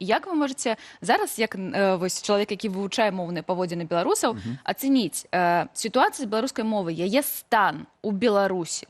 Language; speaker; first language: Belarusian; native; Belarusian